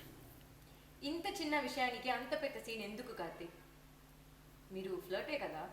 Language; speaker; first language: Telugu; non-native, learner; Tamil